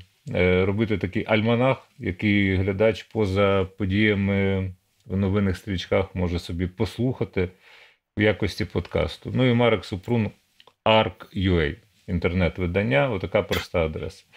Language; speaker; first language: Ukrainian; native; Ukrainian